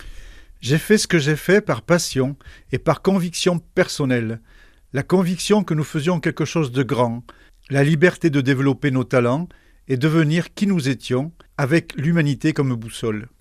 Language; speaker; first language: French; native; French